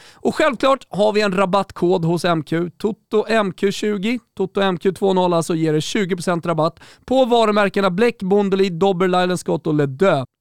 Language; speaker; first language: Swedish; native; Swedish